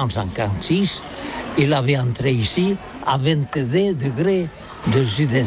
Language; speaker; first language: French; non-native, learner; Catalan